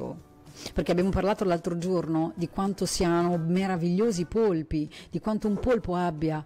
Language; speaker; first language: Italian; native; Italian